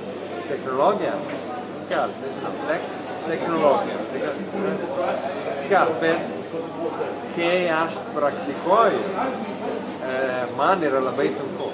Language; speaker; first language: Lithuanian; non-native, learner; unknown